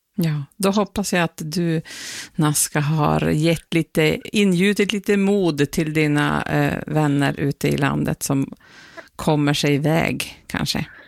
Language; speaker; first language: Swedish; native; Swedish